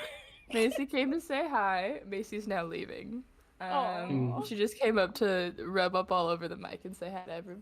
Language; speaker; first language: English; native; English